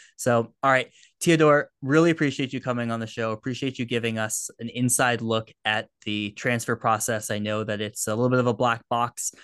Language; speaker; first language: English; native; English